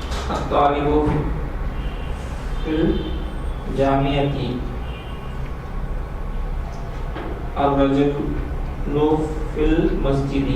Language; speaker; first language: Arabic; non-native, learner; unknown